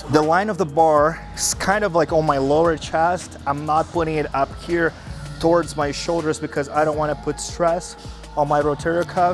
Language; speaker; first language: English; non-native, fluent; Portuguese